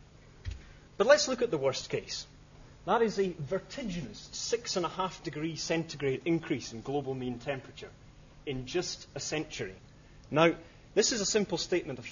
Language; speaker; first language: English; native; English